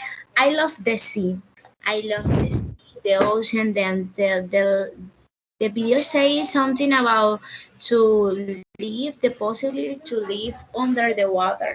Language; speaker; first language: English; non-native, learner; Spanish